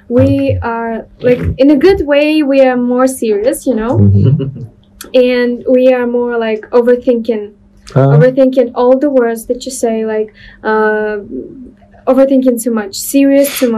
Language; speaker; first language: English; non-native, learner; Russian